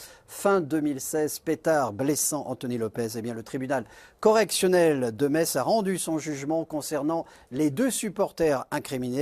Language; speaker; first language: French; native; French